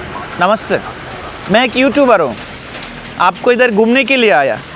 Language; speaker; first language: Hindi; non-native, learner; Bangla